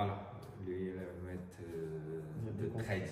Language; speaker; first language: French; non-native, learner; Chinese